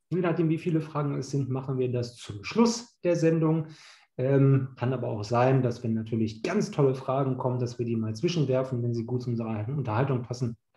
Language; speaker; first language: German; native; German